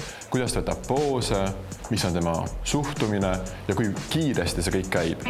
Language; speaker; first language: Estonian; native; Estonian